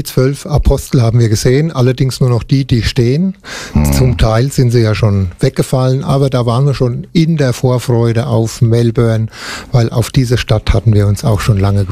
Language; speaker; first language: German; native; German